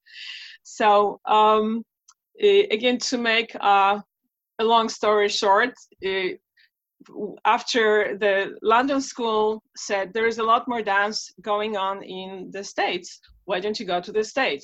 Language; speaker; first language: English; non-native, fluent; Polish